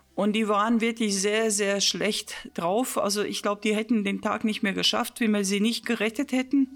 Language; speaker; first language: German; non-native, fluent; Afrikaans